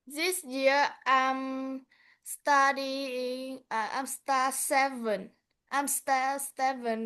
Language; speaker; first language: English; non-native, learner; Vietnamese